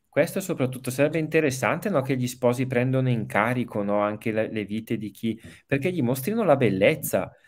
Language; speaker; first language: Italian; native; Italian